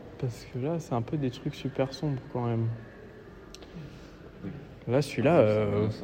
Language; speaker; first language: French; native; French